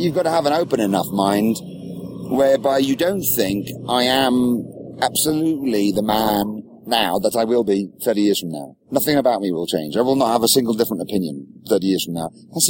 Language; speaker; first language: English; native; English